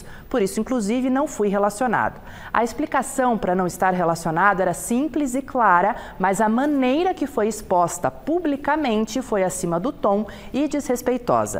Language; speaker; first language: Portuguese; native; Portuguese